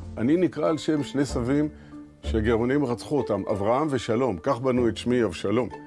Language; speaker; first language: Hebrew; native; Hebrew